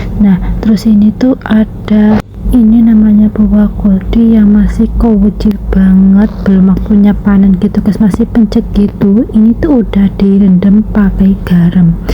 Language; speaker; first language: Indonesian; non-native, local second language; Javanese